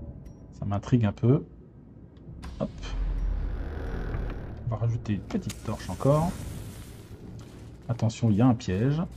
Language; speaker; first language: French; native; French